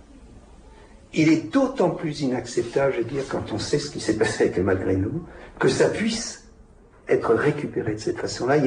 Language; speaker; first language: French; native; French